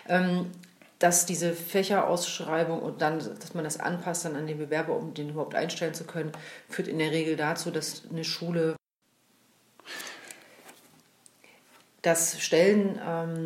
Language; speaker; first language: German; native; German